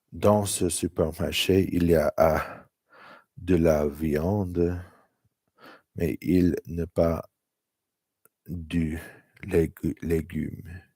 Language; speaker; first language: French; non-native, learner; English